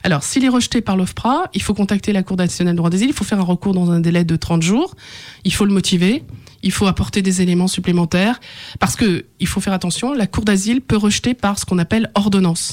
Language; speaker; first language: French; native; French